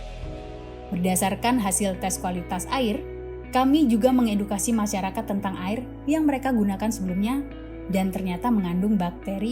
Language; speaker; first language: Indonesian; native; Indonesian